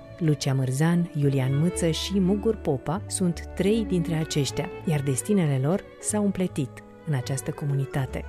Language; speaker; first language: Romanian; native; Romanian